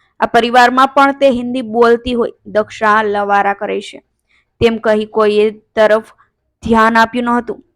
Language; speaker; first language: Gujarati; native; Gujarati